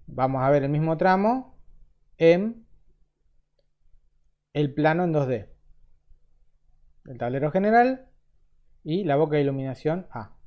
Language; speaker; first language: Spanish; native; Spanish